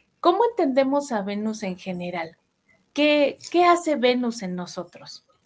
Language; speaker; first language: Spanish; native; Spanish